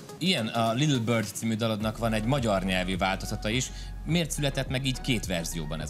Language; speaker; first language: Hungarian; native; Hungarian